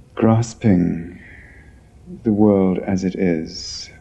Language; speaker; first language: English; native; English